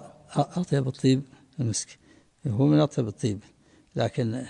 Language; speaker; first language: Arabic; native; Arabic